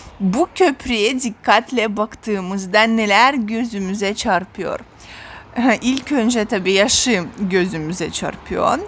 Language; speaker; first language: Turkish; non-native, fluent; Russian